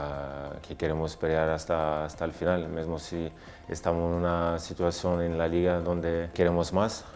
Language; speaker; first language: Spanish; non-native, learner; French